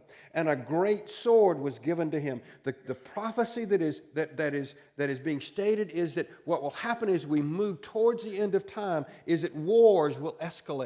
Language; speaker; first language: English; native; English